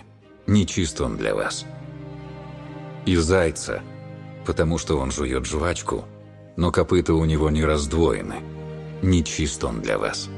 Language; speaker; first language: Russian; native; Russian